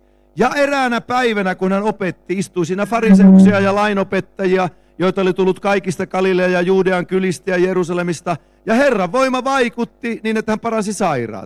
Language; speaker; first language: Finnish; native; Finnish